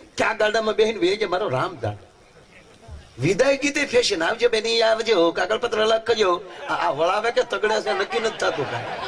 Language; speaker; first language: Gujarati; native; Gujarati